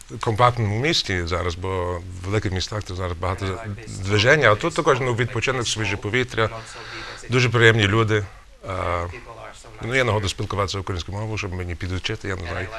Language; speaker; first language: Ukrainian; early bilingual, heritage; Ukrainian